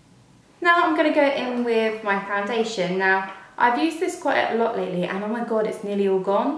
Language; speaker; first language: English; native; English